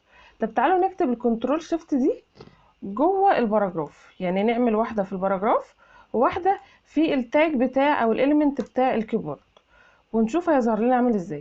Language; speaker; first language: Arabic; native; Arabic